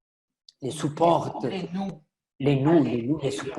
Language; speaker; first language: French; non-native, learner; Spanish